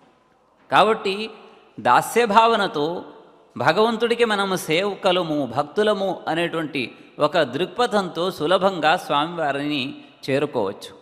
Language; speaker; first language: Telugu; native; Telugu